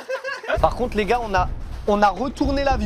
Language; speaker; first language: French; native; French